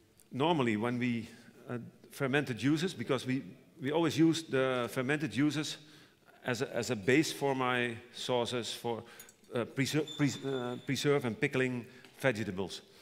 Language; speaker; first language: English; non-native, fluent; Dutch